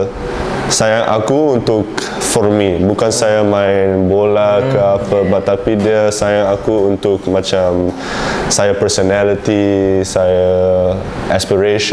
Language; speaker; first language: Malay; non-native, learner; English